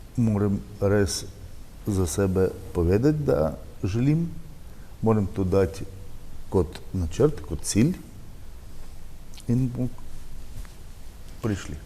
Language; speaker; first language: Slovenian; non-native, learner; Russian